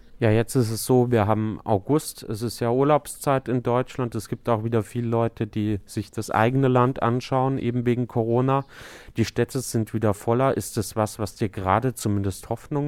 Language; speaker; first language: German; native; German